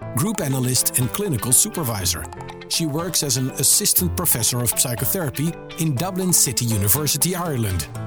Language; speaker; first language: English; non-native, fluent; Dutch